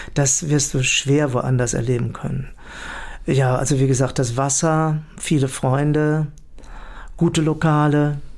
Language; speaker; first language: German; native; German